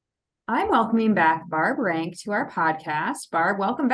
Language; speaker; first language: English; native; English